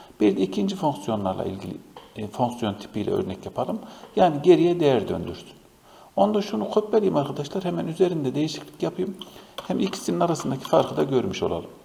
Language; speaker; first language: Turkish; native; Turkish